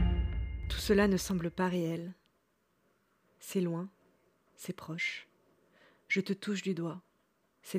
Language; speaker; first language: French; native; French